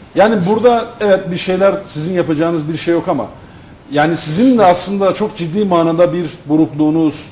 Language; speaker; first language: Turkish; native; Turkish